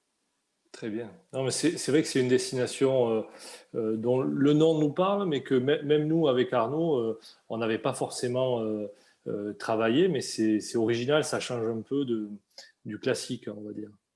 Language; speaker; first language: French; native; French